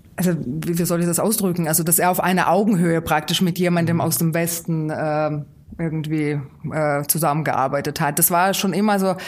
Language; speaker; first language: German; non-native, fluent; Ukrainian